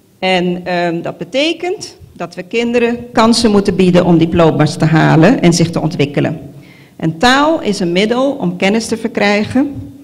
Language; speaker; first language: Dutch; non-native, local second language; Papiamento